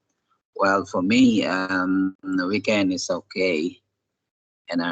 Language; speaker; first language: English; non-native, fluent; Indonesian